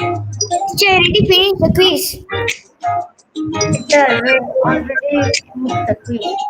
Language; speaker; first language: English; non-native, local second language; Tamil